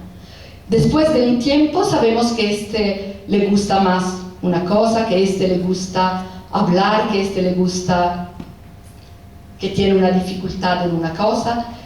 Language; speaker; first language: Spanish; non-native, fluent; Italian